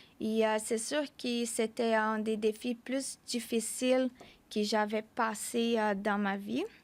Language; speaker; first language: French; non-native, fluent; Portuguese